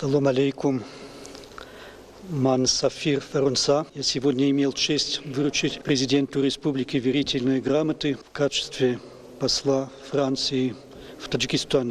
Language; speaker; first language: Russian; non-native, fluent; French